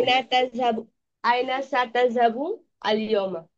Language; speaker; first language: Arabic; non-native, learner; Urdu